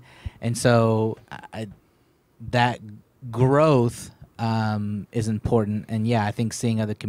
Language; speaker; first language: English; native; English